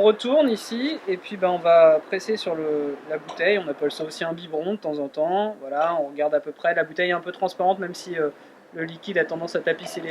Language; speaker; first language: French; native; French